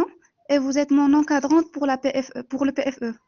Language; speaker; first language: French; non-native, local second language; Arabic